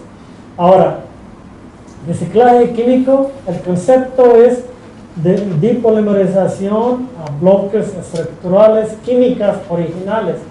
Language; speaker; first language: Spanish; non-native, fluent; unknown